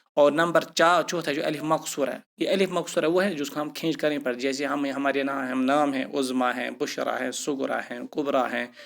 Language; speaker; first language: Urdu; non-native, local second language; Kashmiri